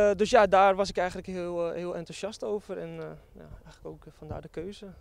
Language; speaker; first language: Dutch; native; Dutch